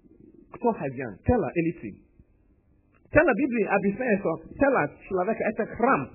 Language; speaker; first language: Russian; non-native, learner; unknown